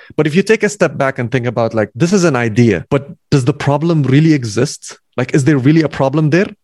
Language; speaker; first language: English; non-native, fluent; Arabic